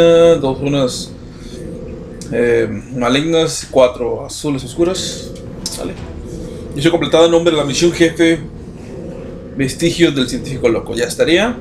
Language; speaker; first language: Spanish; native; Spanish